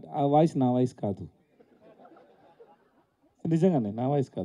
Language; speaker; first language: Telugu; non-native, learner; Tamil